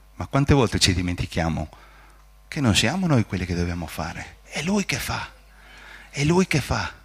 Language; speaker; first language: Italian; non-native, fluent; Spanish